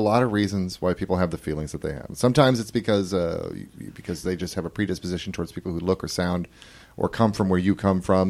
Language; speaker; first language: English; native; English